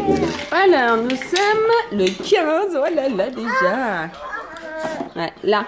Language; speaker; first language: French; native; French